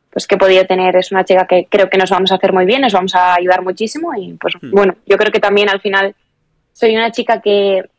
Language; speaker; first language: Spanish; native; Spanish